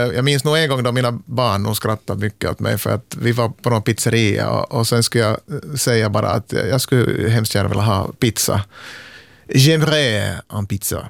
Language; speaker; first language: Swedish; native; Swedish